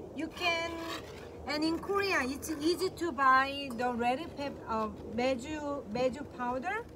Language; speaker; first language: English; non-native, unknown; Korean